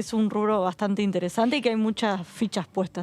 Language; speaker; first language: Spanish; native; Spanish